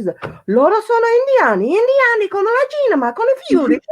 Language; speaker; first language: Italian; non-native, learner; English